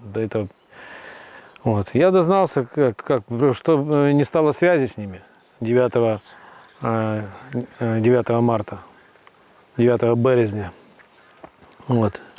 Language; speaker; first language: Russian; native; Russian